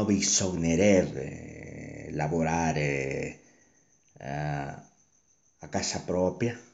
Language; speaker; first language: Italian; non-native, learner; Spanish